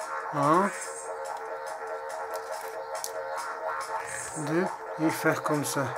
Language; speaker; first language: French; non-native, learner; Spanish